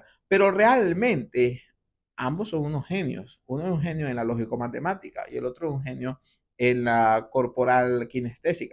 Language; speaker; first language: Spanish; native; Spanish